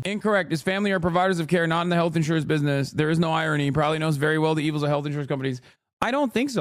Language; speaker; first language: English; native; English